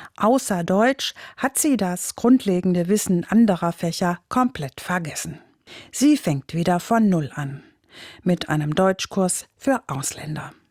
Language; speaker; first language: German; native; German